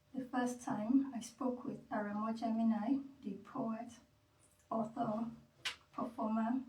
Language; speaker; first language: English; non-native, local second language; Yoruba